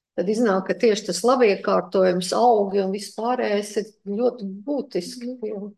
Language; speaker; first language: Latvian; native; Latvian